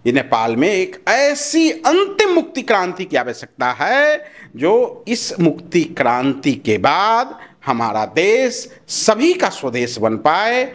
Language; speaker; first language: Hindi; non-native, local second language; Maithili